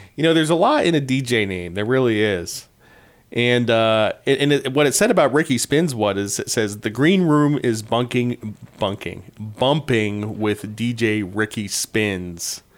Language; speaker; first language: English; native; English